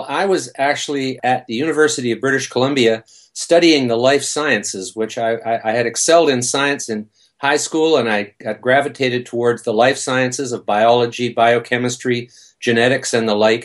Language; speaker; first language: English; native; English